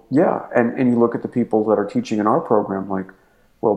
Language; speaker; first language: English; native; English